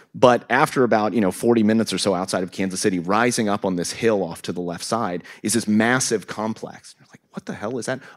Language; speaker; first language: English; native; English